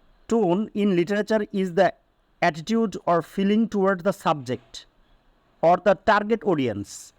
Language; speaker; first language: English; non-native, local second language; Bangla